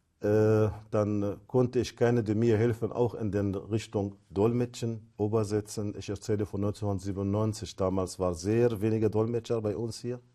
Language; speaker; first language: German; non-native, fluent; Arabic